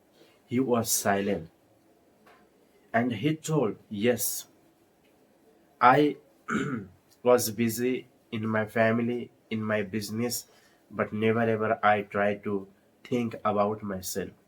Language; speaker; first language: English; non-native, learner; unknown